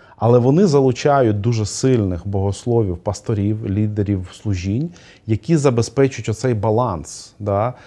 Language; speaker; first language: Ukrainian; non-native, local second language; Russian